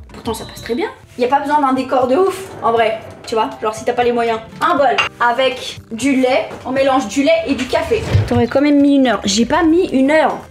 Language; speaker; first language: French; native; French